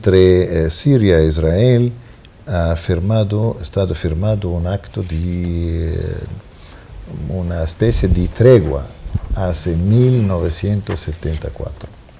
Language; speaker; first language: Spanish; non-native, fluent; Arabic